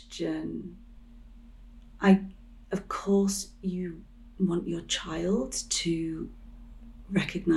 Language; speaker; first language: English; native; English